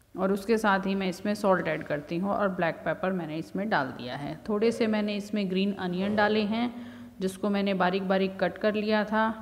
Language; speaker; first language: Hindi; native; Hindi